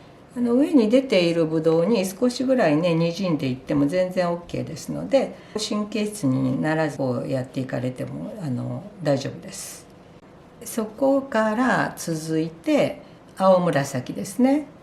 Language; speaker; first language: Japanese; native; Japanese